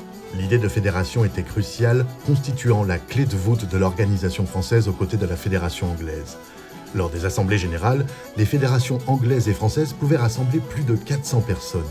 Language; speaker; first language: French; native; French